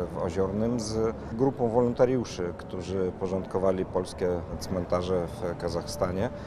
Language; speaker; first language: Polish; early bilingual, heritage; Kazakh